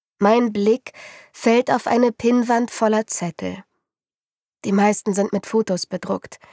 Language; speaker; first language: German; native; German